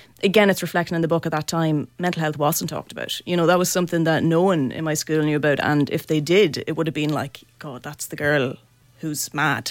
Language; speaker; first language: English; native; English